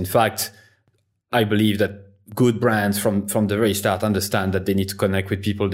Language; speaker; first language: English; non-native, fluent; French